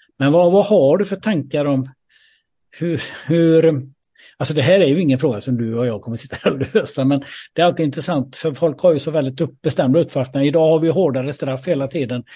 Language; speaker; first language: Swedish; native; Swedish